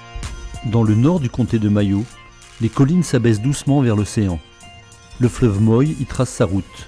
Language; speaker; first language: French; native; French